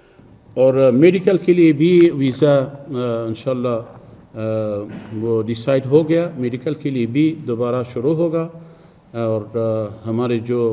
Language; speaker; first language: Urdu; non-native, fluent; Persian